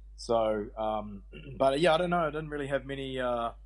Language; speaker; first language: English; native; English